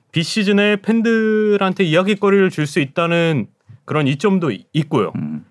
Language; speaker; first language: Korean; native; Korean